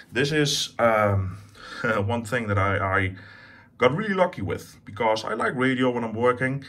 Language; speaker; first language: English; non-native, fluent; Dutch